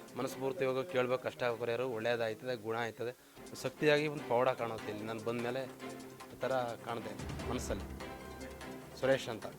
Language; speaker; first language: Kannada; native; Kannada